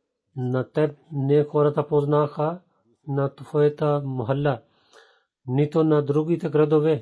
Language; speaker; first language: Bulgarian; non-native, learner; Urdu